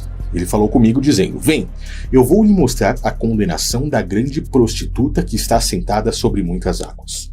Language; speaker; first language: Portuguese; native; Portuguese